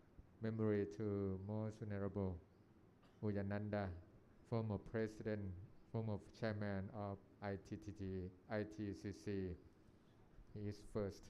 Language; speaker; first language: English; non-native, learner; Thai